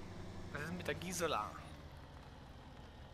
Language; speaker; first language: German; native; German